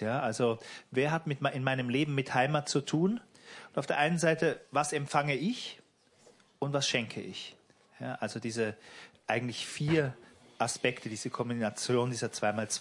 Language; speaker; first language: German; native; German